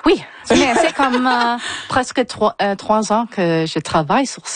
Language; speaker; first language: French; non-native, local second language; English